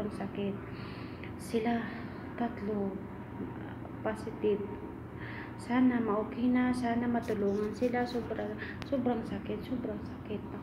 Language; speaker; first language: Filipino; non-native, local second language; Cebuano